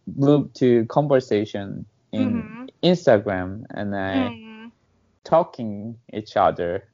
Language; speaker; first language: English; non-native, fluent; Korean